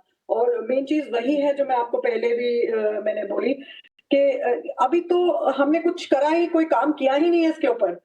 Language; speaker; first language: Hindi; native; Hindi